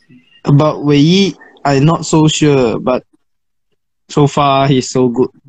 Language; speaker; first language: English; non-native, local second language; Chinese